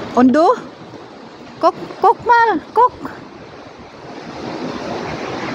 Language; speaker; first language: German; non-native, learner; Filipino